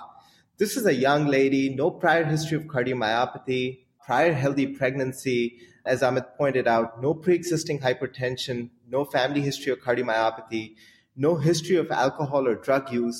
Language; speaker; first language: English; non-native, local second language; Hindi